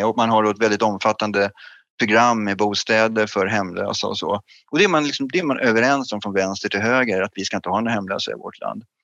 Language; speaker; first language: Swedish; native; Swedish